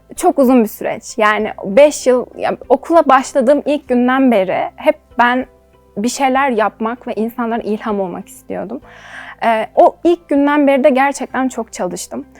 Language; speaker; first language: Turkish; native; Turkish